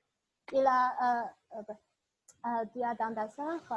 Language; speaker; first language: French; non-native, learner; Chinese